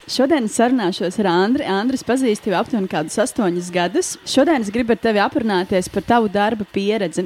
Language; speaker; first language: Latvian; native; Latvian